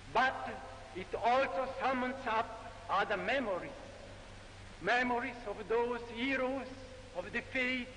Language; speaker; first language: English; non-native, fluent; Italian